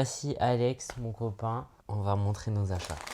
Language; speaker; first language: French; native; French